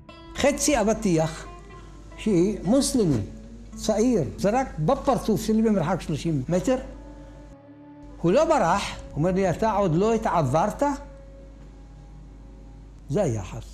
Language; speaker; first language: Hebrew; non-native, fluent; Arabic